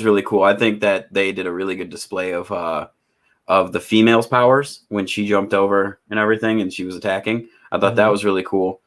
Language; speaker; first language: English; native; English